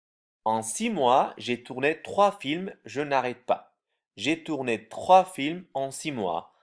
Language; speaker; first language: French; non-native, fluent; Turkish